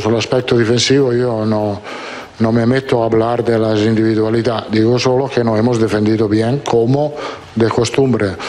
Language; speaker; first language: Spanish; non-native, fluent; Italian